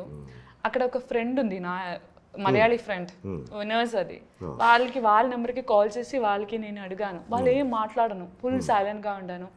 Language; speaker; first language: Telugu; non-native, learner; Malayalam